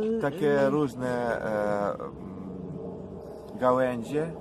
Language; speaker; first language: Polish; non-native, learner; Ukrainian